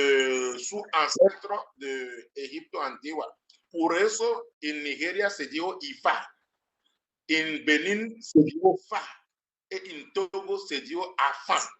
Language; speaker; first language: Spanish; non-native, learner; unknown